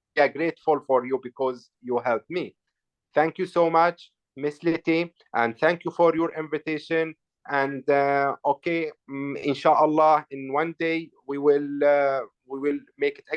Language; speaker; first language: English; non-native, learner; Arabic